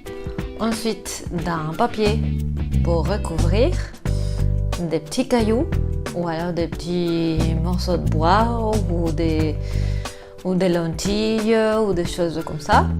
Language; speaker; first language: French; non-native, fluent; Spanish